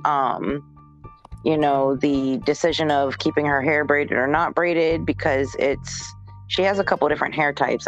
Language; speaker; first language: English; native; English